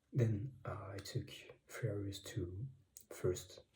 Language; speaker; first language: English; non-native, fluent; French